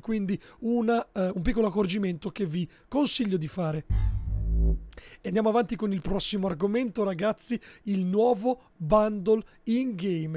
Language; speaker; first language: Italian; native; Italian